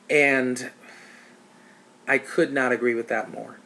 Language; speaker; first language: English; native; English